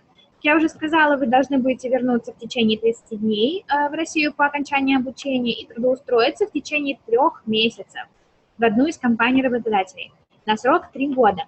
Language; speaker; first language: Russian; native; Russian